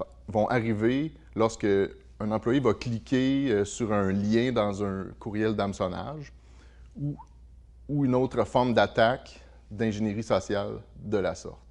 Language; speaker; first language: French; native; French